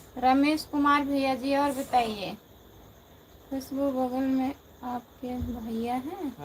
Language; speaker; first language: Hindi; native; Hindi